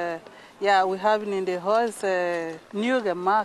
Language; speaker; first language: Dutch; non-native, learner; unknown